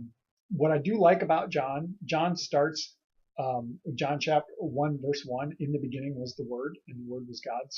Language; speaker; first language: English; native; English